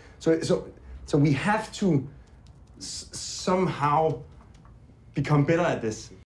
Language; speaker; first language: English; non-native, fluent; Danish